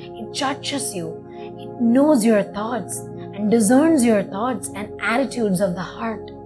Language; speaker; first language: English; non-native, local second language; Malayalam